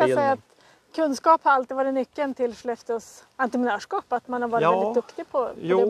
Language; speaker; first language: Swedish; native; Swedish